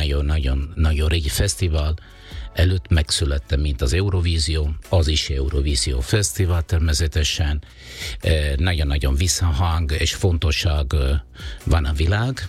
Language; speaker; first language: Hungarian; non-native, fluent; Italian